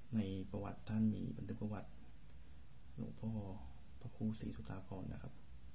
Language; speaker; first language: Thai; native; Thai